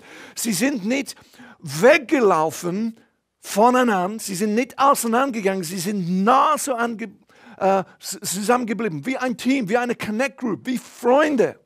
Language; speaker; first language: German; non-native, fluent; English